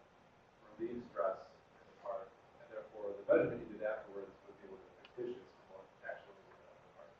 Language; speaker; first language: English; native; English